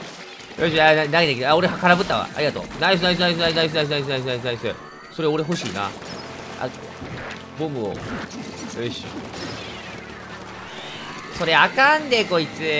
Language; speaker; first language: Japanese; native; Japanese